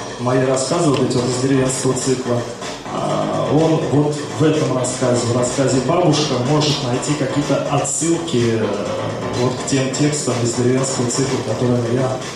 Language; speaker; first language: Russian; native; Russian